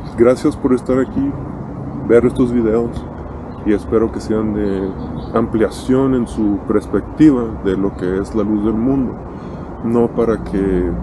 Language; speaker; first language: Spanish; native; Spanish